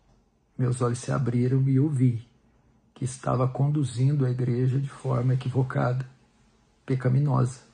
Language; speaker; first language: Portuguese; native; Portuguese